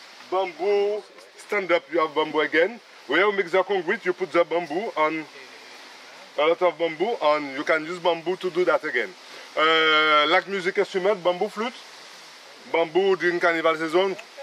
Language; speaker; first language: English; non-native, learner; French